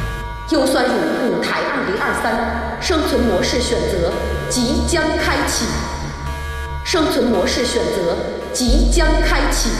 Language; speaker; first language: Chinese; native; Chinese